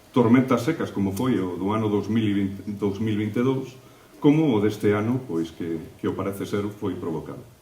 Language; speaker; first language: Galician; native; Galician